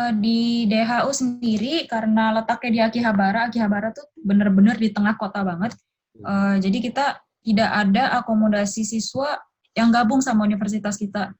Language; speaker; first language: Indonesian; early bilingual, other home language; Japanese